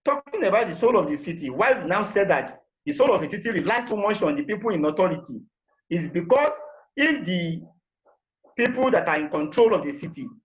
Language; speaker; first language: English; non-native, local second language; Yoruba